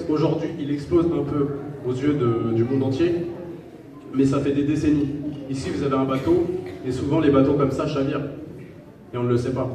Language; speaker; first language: French; native; French